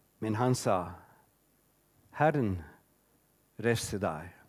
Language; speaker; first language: Norwegian; non-native, fluent; English